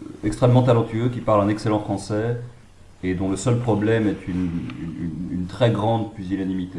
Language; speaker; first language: French; native; French